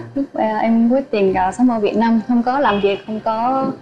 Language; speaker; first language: Vietnamese; non-native, fluent; Japanese